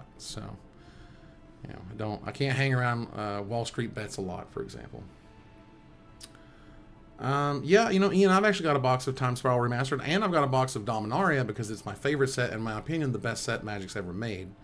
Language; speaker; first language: English; native; English